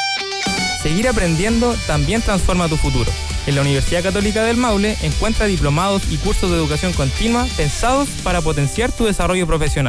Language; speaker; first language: Spanish; native; Spanish